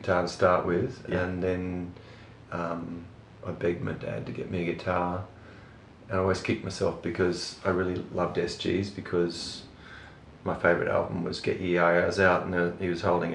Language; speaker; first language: English; native; English